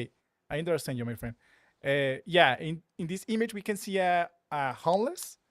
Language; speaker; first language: English; non-native, learner; Spanish